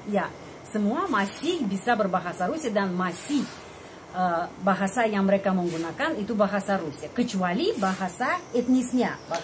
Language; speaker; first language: Indonesian; non-native, fluent; Russian